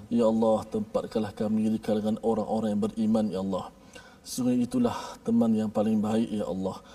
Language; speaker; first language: Malay; native; Malay